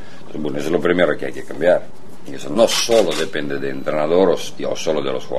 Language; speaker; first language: Spanish; non-native, fluent; Russian